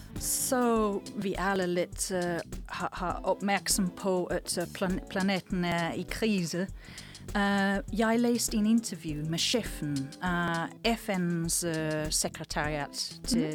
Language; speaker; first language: Danish; non-native, fluent; English